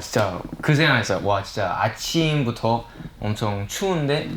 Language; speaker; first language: Korean; early bilingual, heritage; English